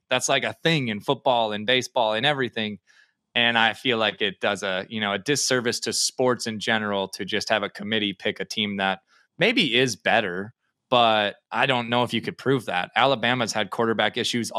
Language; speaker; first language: English; native; English